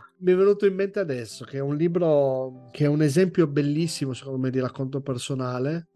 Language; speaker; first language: Italian; native; Italian